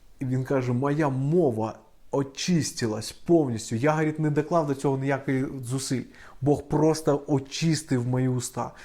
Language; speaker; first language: Ukrainian; non-native, local second language; Russian